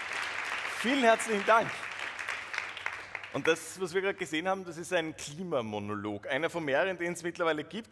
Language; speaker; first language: German; native; German